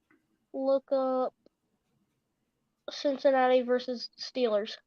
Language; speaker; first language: English; native; English